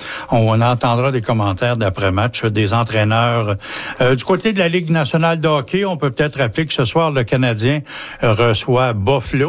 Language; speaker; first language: French; native; French